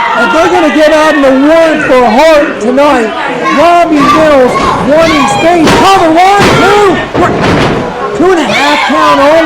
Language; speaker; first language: English; native; English